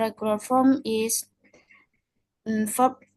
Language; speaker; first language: English; non-native, learner; Indonesian